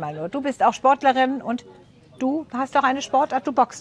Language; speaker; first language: German; native; German